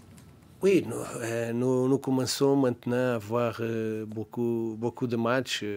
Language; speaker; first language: French; non-native, learner; Portuguese